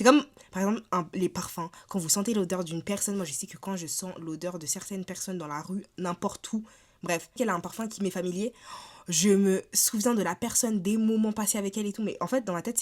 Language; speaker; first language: French; native; French